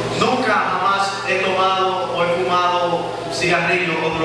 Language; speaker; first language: Spanish; native; Spanish